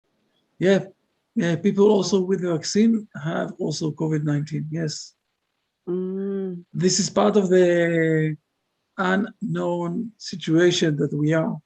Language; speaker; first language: English; non-native, fluent; Hebrew